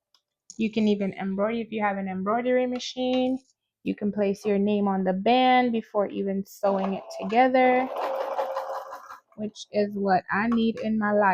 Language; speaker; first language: English; native; English